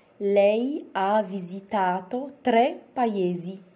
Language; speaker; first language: Italian; non-native, fluent; Arabic